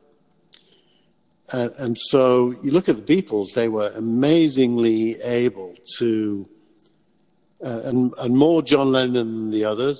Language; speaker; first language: English; native; English